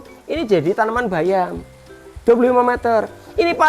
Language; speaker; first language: Indonesian; non-native, local second language; Javanese